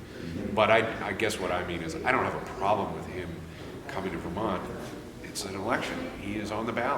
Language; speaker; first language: English; native; English